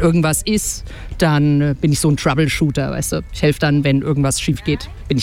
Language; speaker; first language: German; native; German